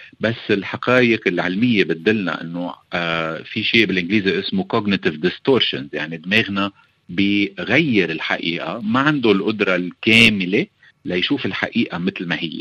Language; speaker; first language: Arabic; native; Arabic